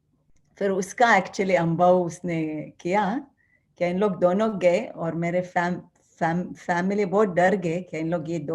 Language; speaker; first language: Hindi; non-native, fluent; Arabic